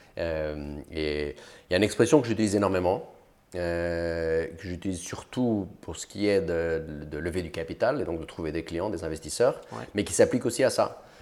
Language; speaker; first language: French; early bilingual, other home language; Portuguese